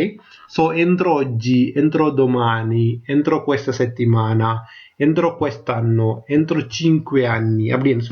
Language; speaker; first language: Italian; non-native, learner; Tamil